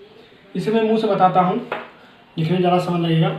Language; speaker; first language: Hindi; native; Hindi